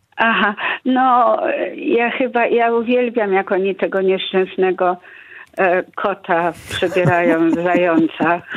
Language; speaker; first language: Polish; early bilingual, heritage; Polish